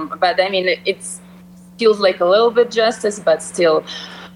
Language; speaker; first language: English; non-native, fluent; Russian